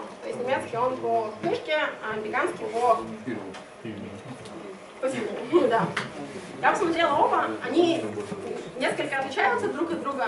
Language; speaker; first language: Russian; native; Russian